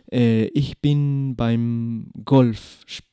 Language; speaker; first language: German; non-native, fluent; Spanish